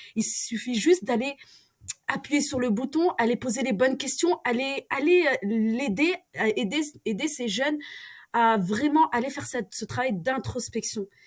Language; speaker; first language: French; early bilingual, other home language; Arabic